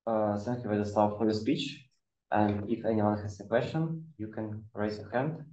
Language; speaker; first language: English; non-native, fluent; Ukrainian